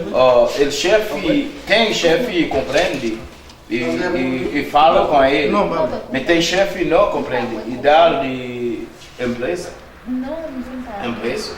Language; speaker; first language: Portuguese; non-native, learner; Haitian Creole